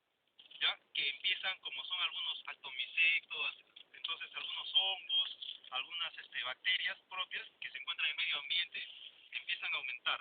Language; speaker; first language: Spanish; native; Spanish